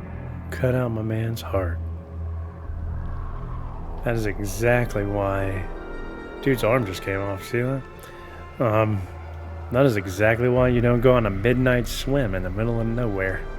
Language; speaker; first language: English; native; English